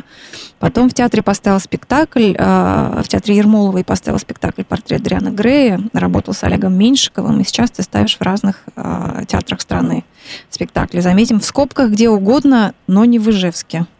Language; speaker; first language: Russian; native; Russian